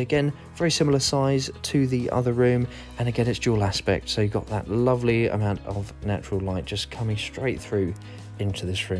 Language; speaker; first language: English; native; English